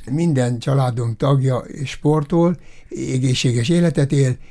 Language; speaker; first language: Hungarian; native; Hungarian